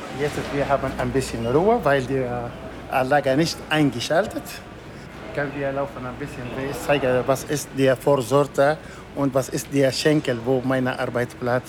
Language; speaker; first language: German; non-native, learner; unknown